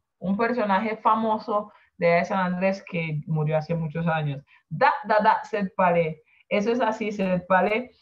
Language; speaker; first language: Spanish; non-native, local second language; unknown